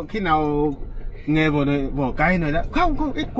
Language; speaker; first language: Vietnamese; non-native, learner; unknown